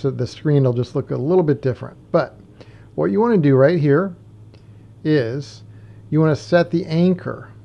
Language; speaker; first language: English; native; English